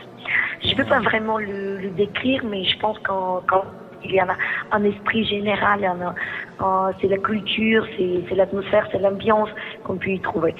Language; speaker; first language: French; non-native, fluent; Greek